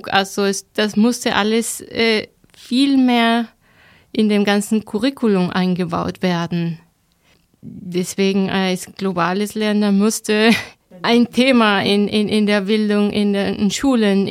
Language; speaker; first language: German; non-native, fluent; Spanish